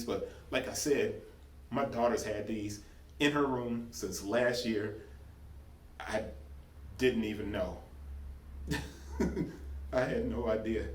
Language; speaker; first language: English; native; English